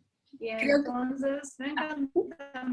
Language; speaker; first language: Spanish; non-native, fluent; English